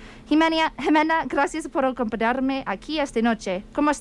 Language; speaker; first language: Spanish; non-native, fluent; English